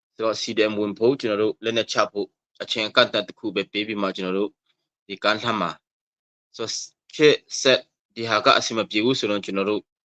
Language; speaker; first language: Burmese; non-native, local second language; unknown